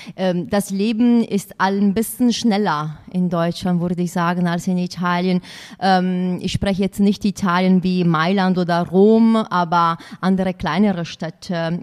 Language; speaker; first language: German; non-native, fluent; Italian